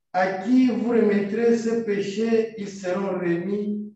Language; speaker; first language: French; non-native, local second language; Lingala